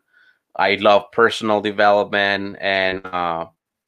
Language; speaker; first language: English; non-native, fluent; Spanish